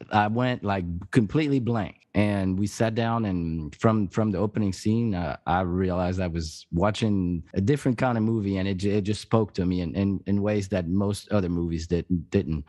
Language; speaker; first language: English; non-native, fluent; French